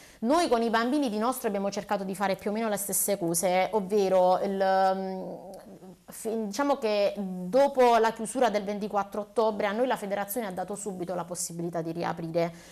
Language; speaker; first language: Italian; native; Italian